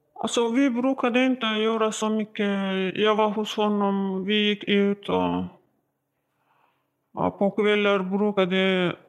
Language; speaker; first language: Swedish; non-native, learner; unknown